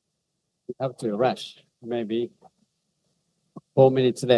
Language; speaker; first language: English; non-native, fluent; Japanese